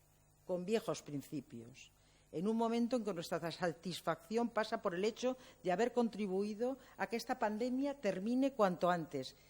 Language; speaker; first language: Spanish; native; Spanish